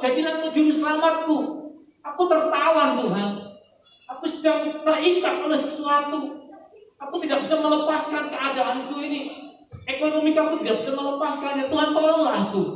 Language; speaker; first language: Indonesian; native; Indonesian